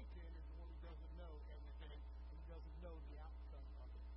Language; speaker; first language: English; native; English